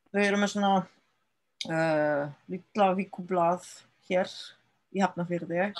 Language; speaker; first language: Icelandic; early bilingual, other home language; French